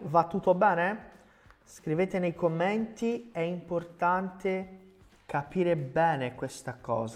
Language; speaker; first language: Italian; non-native, fluent; Portuguese